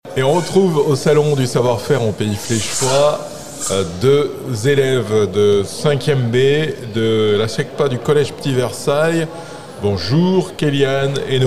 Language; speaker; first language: French; native; French